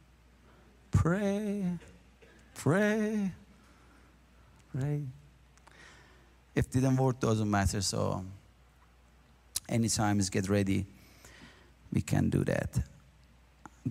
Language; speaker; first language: English; non-native, learner; Azerbaijani